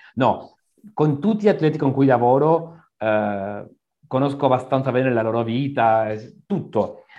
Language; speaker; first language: Italian; non-native, learner; Spanish